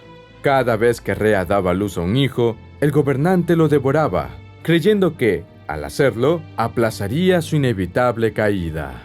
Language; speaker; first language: Spanish; native; Spanish